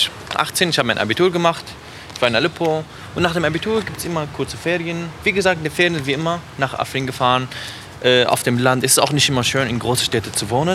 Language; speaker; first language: German; non-native, fluent; Arabic